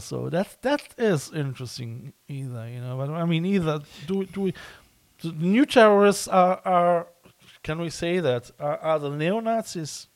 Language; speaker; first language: English; non-native, fluent; German